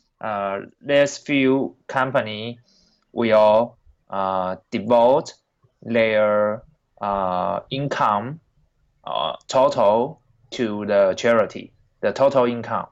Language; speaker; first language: English; non-native, learner; Chinese